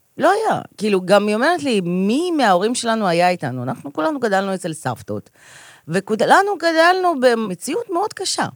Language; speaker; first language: Hebrew; early bilingual, other home language; Russian